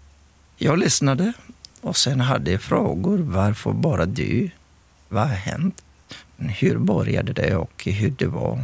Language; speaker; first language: Swedish; non-native, local second language; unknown